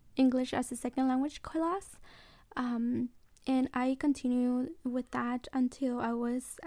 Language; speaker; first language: English; early bilingual, other home language; Mixtepec Mixtec